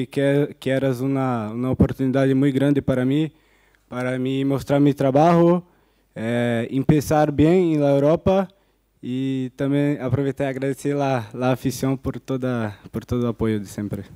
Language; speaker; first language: Spanish; non-native, fluent; Portuguese